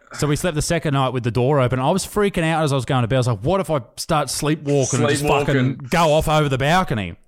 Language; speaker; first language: English; native; English